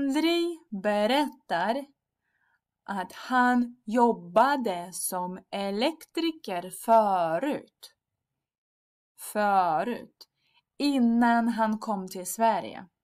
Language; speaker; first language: Swedish; non-native, fluent; Russian